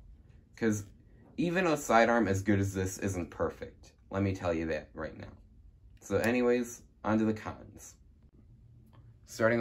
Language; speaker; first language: English; native; English